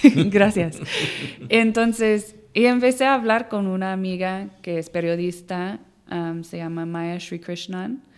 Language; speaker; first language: Spanish; non-native, fluent; English